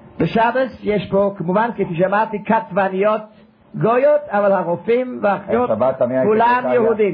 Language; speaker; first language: Hebrew; non-native, fluent; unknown